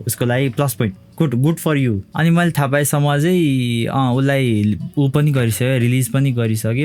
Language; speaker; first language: Nepali; native; Nepali